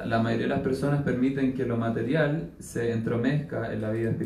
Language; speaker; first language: Spanish; native; Spanish